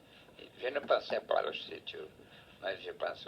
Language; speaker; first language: French; non-native, fluent; Portuguese